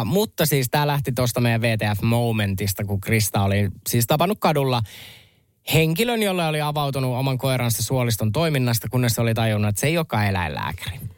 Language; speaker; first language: Finnish; native; Finnish